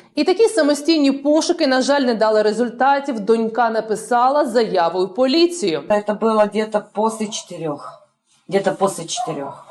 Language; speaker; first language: Ukrainian; native; Ukrainian